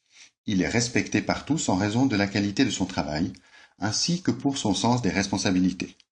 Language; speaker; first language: French; native; French